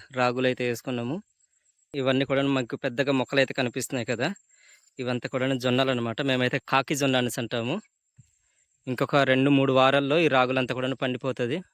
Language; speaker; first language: Telugu; non-native, local second language; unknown